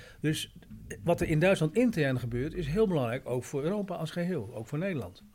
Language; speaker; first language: Dutch; native; Dutch